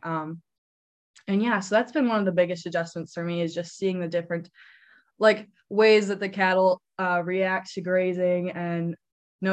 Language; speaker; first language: English; native; English